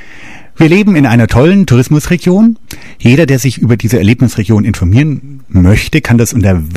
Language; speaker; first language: German; native; German